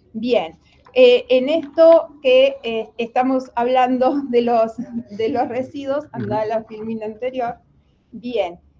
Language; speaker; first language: Spanish; native; Spanish